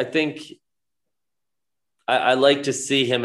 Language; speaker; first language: English; native; English